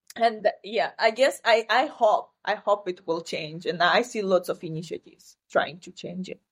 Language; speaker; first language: English; non-native, fluent; Romanian